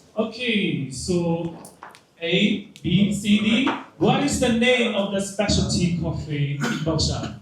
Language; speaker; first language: English; non-native, fluent; Chinese